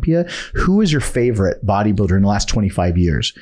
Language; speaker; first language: English; early bilingual, other home language; Persian